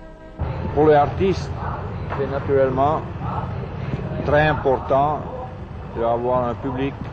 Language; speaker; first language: French; non-native, fluent; German